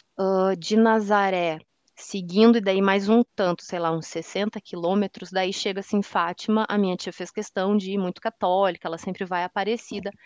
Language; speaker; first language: Portuguese; native; Portuguese